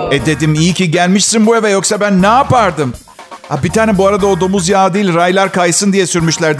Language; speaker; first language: Turkish; non-native, fluent; Italian